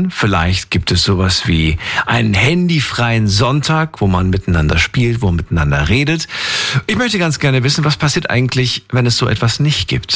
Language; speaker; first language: German; native; German